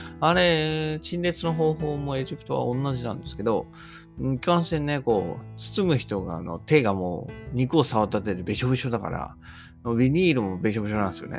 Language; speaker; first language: Japanese; native; Japanese